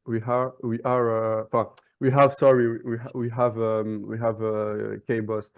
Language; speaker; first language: English; non-native, learner; French